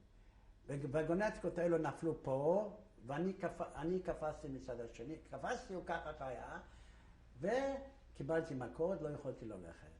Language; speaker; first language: Hebrew; non-native, fluent; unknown